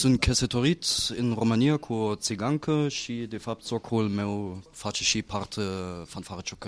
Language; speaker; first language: Romanian; non-native, fluent; German